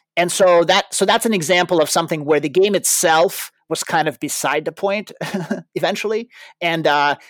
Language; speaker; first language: English; early bilingual, other home language; Russian